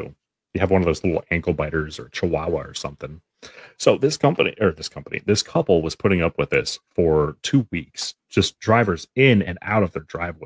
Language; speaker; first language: English; native; English